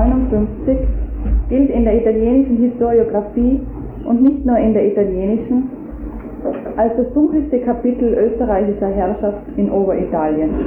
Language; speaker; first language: German; native; German